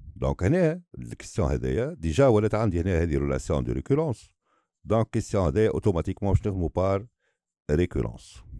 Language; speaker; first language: French; non-native, local second language; Arabic